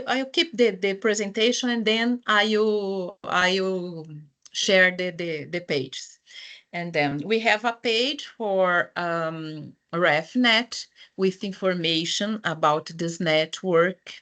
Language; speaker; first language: English; non-native, fluent; Portuguese